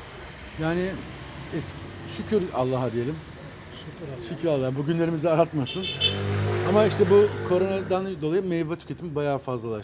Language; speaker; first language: Turkish; native; Turkish